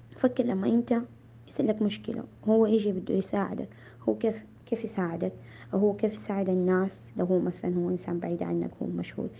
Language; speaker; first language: Arabic; native; Arabic